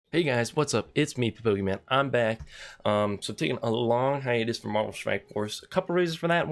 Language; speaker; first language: English; native; English